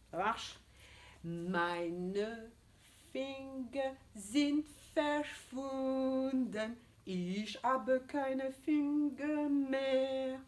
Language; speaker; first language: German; non-native, fluent; French